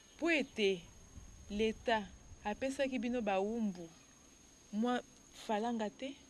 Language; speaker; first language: Lingala; native; Lingala